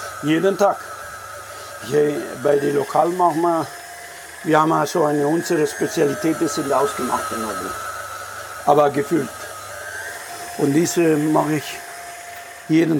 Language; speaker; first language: German; non-native, fluent; Italian